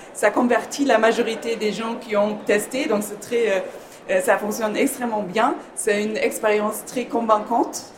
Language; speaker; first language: French; non-native, fluent; German